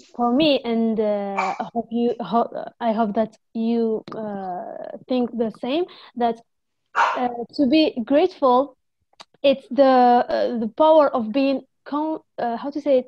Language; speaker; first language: English; non-native, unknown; Arabic